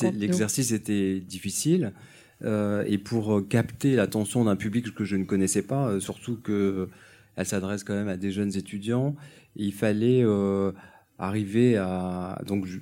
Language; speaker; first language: French; native; French